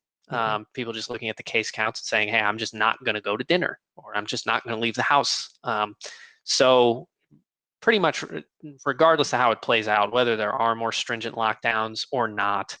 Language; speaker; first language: English; native; English